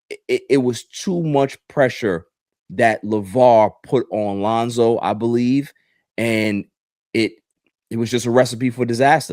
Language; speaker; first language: English; native; English